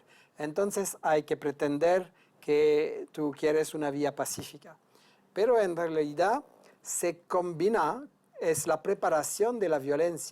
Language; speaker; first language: Spanish; non-native, fluent; French